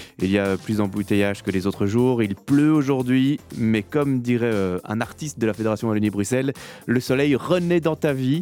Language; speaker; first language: French; native; French